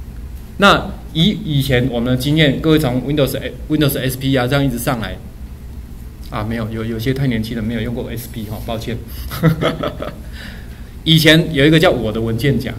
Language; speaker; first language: Chinese; native; Chinese